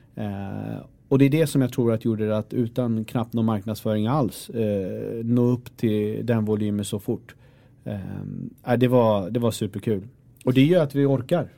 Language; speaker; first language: Swedish; early bilingual, other home language; Kurdish